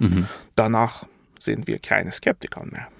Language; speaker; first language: German; non-native, fluent; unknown